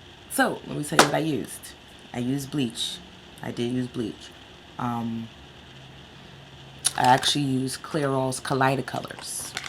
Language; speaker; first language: English; native; English